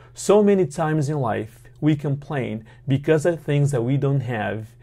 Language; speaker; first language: English; non-native, fluent; Portuguese